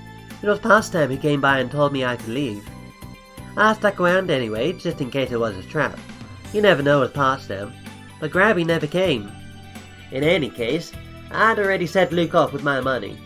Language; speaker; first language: English; native; English